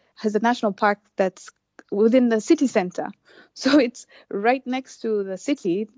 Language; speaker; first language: English; non-native, local second language; Swahili